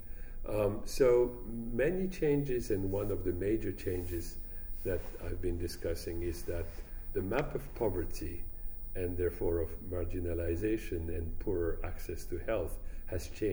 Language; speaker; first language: English; non-native, fluent; French